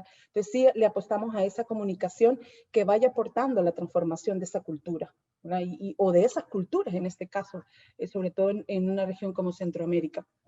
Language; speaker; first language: Spanish; native; Spanish